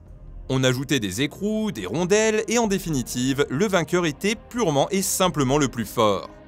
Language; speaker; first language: French; native; French